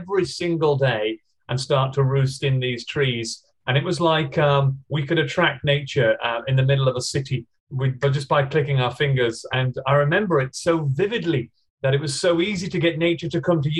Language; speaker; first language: English; native; English